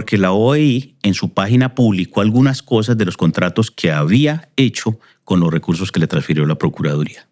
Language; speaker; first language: Spanish; native; Spanish